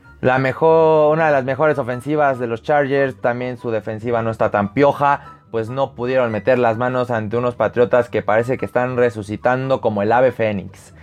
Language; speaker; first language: Spanish; native; Spanish